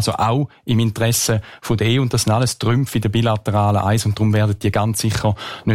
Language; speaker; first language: German; native; German